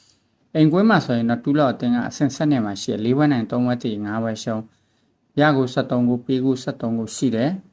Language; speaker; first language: Burmese; native; Burmese